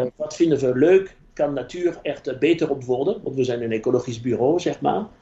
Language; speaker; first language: Dutch; non-native, fluent; French